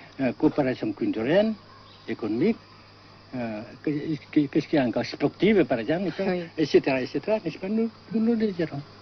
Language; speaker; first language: French; non-native, fluent; Vietnamese